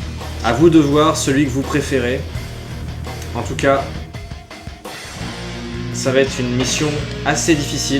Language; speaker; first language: French; native; French